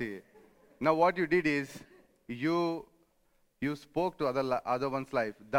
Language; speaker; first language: English; non-native, local second language; Telugu